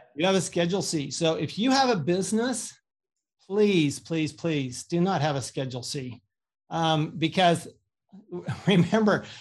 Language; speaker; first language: English; native; English